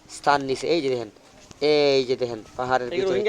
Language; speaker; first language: Bangla; non-native, local second language; Sylheti